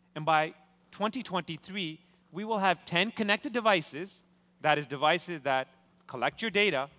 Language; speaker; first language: English; native; English